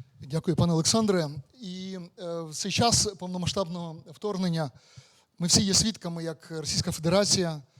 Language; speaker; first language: Ukrainian; native; Ukrainian